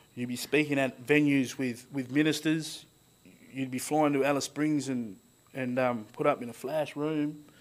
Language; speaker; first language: English; native; English